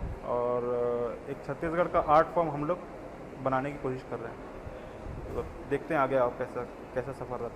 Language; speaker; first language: Hindi; native; Hindi